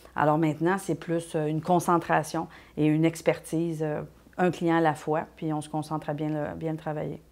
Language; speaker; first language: French; native; French